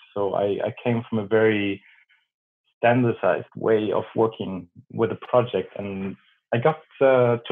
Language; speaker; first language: English; non-native, fluent; German